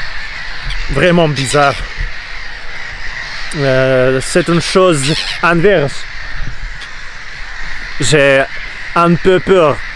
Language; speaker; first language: French; non-native, learner; Russian